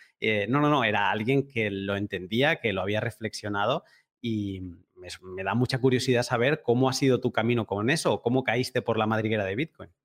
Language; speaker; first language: Spanish; native; Spanish